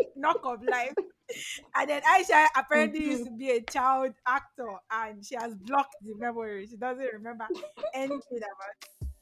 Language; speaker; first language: English; non-native, local second language; Yoruba